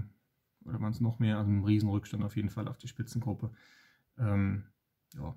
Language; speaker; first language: German; native; German